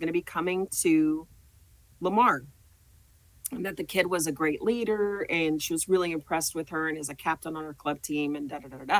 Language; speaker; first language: English; native; English